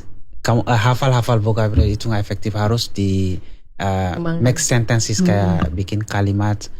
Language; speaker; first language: Indonesian; non-native, learner; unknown